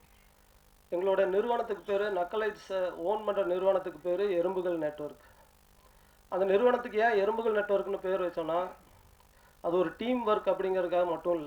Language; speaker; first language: Tamil; native; Tamil